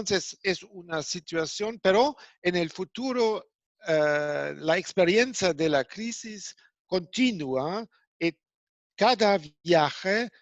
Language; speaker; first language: Spanish; non-native, fluent; German